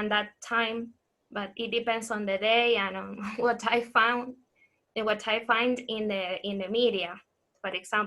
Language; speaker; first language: English; non-native, fluent; Spanish